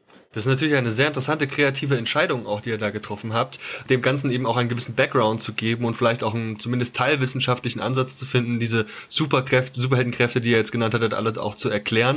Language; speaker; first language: German; native; German